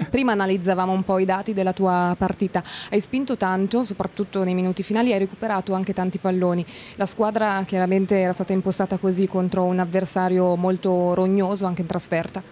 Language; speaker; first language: Italian; native; Italian